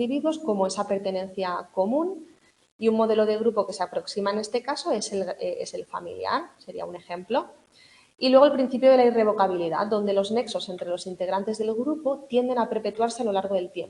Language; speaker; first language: Spanish; native; Spanish